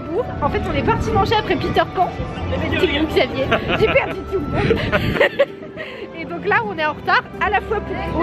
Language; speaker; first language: French; native; French